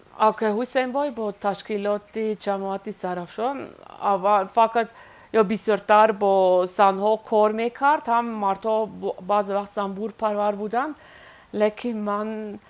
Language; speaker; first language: Persian; non-native, learner; Swiss German